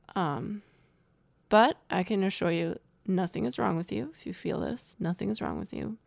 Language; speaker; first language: English; native; English